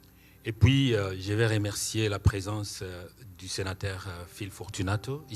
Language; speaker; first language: French; non-native, local second language; Swahili